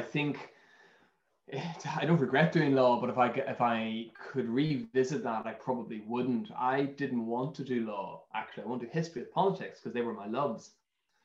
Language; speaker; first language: English; native; English